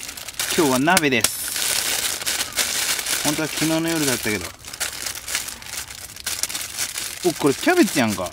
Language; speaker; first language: Japanese; native; Japanese